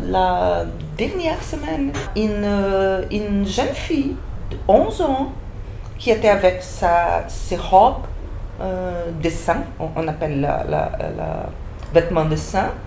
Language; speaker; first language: French; non-native, fluent; Portuguese